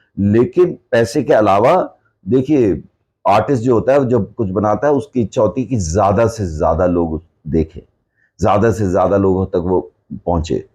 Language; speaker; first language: Hindi; non-native, local second language; Punjabi